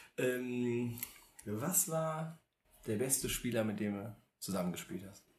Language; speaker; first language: German; native; German